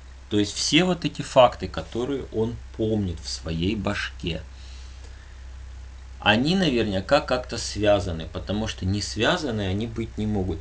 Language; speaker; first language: Russian; native; Russian